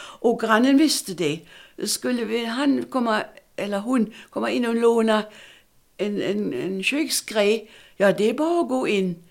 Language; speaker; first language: Swedish; non-native, fluent; German